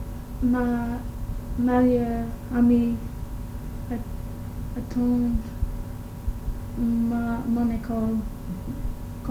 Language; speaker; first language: French; non-native, learner; English